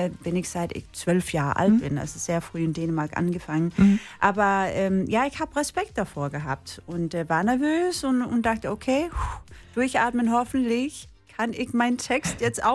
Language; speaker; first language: German; non-native, fluent; Danish